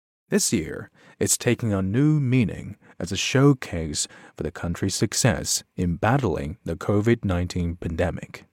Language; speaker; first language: English; non-native, fluent; Chinese